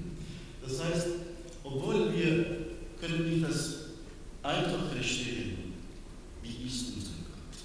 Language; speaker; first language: German; non-native, learner; Persian